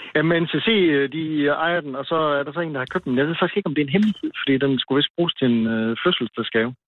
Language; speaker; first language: Danish; native; Danish